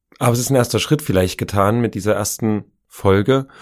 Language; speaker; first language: German; native; German